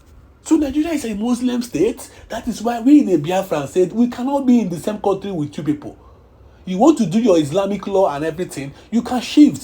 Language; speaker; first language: English; non-native, local second language; Igbo